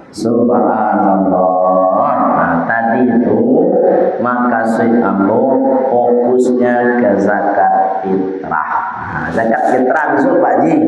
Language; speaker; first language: Malay; non-native, local second language; Minangkabau